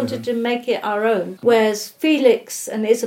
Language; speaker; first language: English; native; English